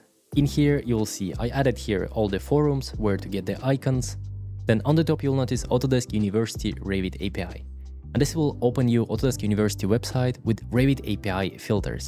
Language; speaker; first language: English; non-native, fluent; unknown